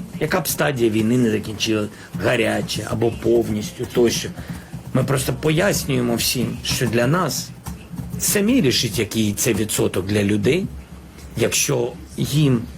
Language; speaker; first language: Ukrainian; non-native, local second language; Russian